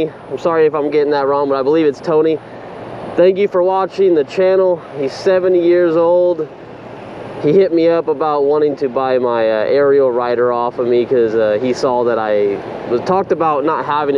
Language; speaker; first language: English; native; English